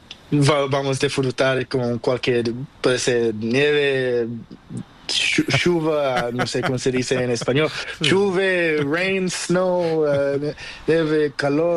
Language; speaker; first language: Spanish; non-native, learner; Portuguese